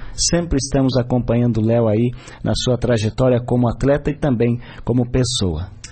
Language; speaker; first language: Portuguese; native; Portuguese